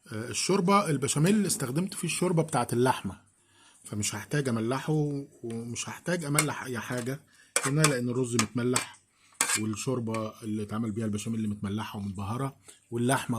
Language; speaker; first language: Arabic; native; Arabic